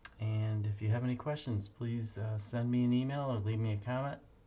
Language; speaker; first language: English; native; English